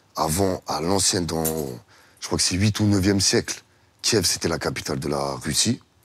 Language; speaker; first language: French; early bilingual, other home language; Russian